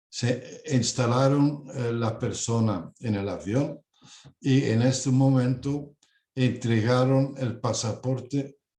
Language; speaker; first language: Spanish; non-native, fluent; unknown